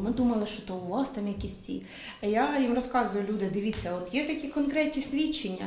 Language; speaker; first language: Ukrainian; native; Ukrainian